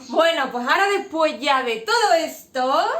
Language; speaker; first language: Spanish; native; Spanish